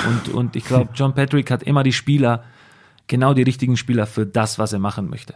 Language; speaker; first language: German; non-native, fluent; Slovak